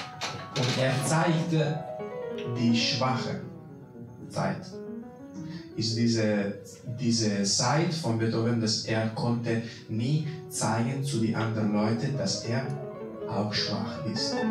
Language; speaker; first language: German; non-native, fluent; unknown